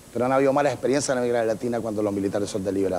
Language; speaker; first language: Spanish; native; Spanish